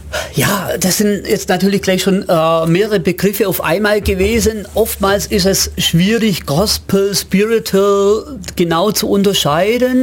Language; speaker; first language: German; native; German